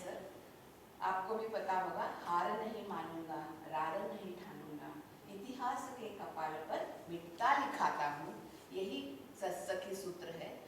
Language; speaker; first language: Hindi; non-native, local second language; Marathi